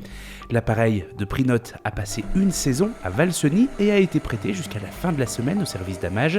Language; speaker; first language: French; native; French